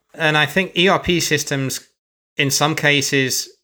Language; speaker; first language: English; native; English